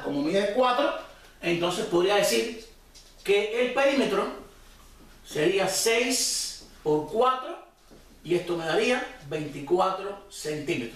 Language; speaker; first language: Spanish; native; Spanish